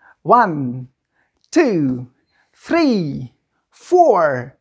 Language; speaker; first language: English; non-native, fluent; Persian